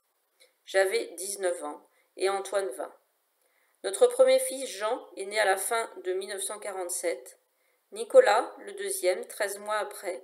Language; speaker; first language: French; native; French